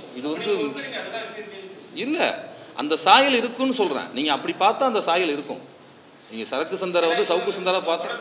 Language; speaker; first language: Tamil; native; Tamil